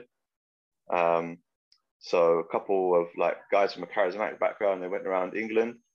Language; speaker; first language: English; native; English